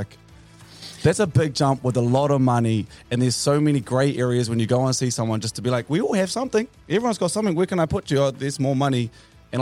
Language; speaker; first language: English; native; English